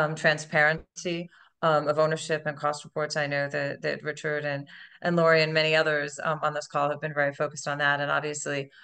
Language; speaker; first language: English; native; English